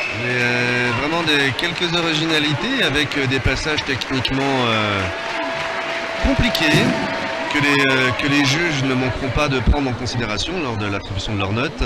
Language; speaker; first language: French; native; French